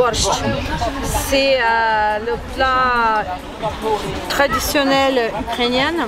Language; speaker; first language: French; non-native, fluent; Ukrainian